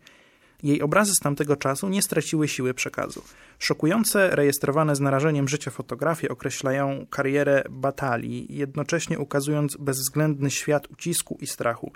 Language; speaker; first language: Polish; native; Polish